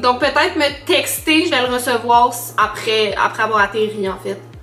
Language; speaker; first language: French; native; French